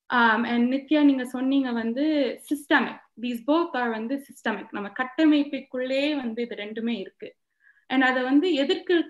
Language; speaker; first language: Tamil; early bilingual, heritage; Tamil